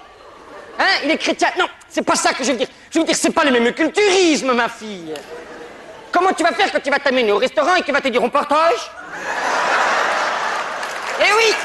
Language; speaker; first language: French; native; French